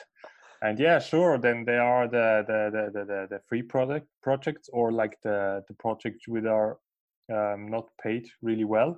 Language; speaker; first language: English; non-native, fluent; Swiss German